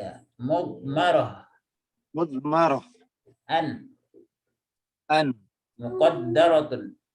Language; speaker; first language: Arabic; non-native, fluent; Indonesian